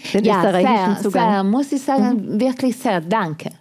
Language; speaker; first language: German; non-native, fluent; Italian